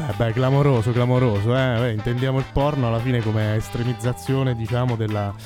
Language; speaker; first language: Italian; native; Italian